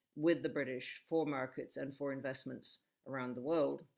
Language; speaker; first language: English; native; English